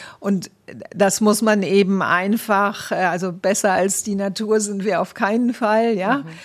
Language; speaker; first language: German; native; German